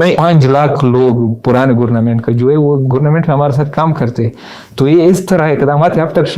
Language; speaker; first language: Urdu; non-native, learner; Pashto